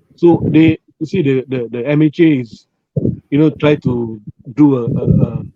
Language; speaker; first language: English; non-native, local second language; Malay